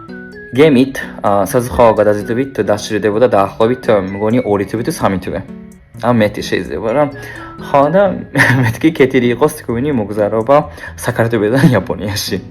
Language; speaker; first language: Georgian; non-native, fluent; Japanese